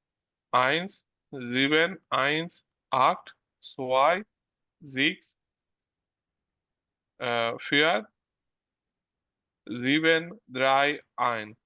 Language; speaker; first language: German; non-native, learner; Bangla